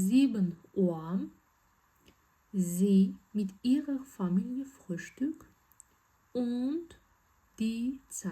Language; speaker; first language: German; non-native, fluent; Azerbaijani